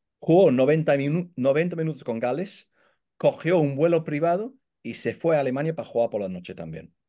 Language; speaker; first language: Spanish; non-native, fluent; English